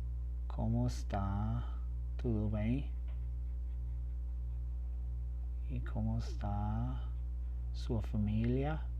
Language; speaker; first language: Portuguese; non-native, learner; English